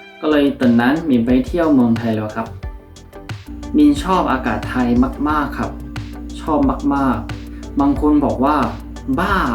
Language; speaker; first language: Thai; non-native, fluent; Korean